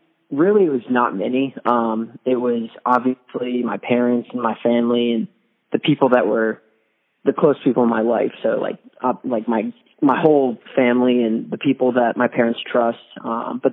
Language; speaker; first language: English; native; English